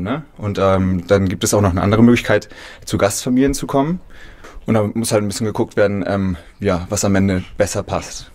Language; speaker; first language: German; native; German